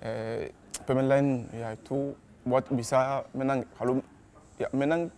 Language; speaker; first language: Indonesian; non-native, learner; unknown